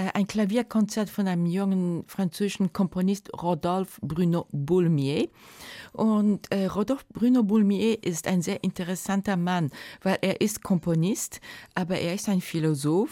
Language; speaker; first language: German; non-native, fluent; Japanese